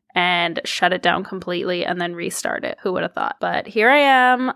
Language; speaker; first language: English; native; English